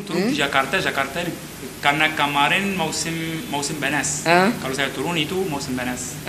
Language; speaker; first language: Indonesian; non-native, learner; Arabic